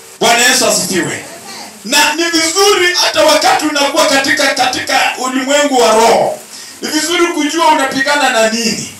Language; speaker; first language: Swahili; non-native, local second language; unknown